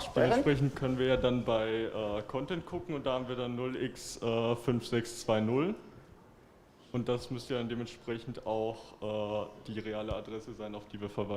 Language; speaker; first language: German; native; German